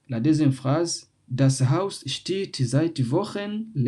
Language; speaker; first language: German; non-native, fluent; French